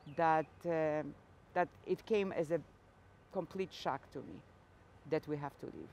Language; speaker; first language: English; non-native, fluent; Polish